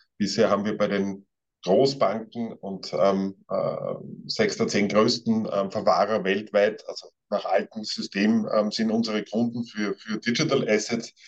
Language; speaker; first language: German; native; German